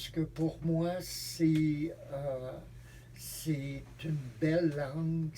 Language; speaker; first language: French; native; French